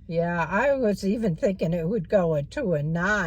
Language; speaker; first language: English; native; English